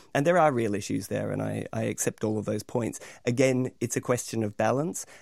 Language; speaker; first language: English; native; English